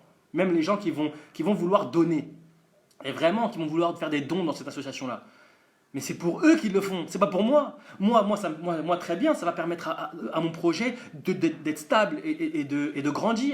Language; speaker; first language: French; native; French